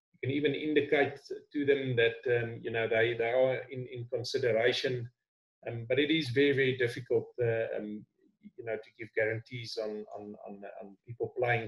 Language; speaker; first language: English; non-native, local second language; Afrikaans